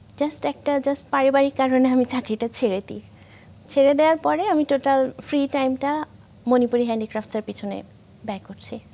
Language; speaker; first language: Bangla; native; Bangla